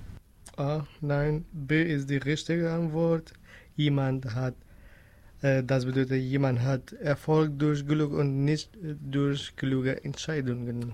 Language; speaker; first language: German; non-native, learner; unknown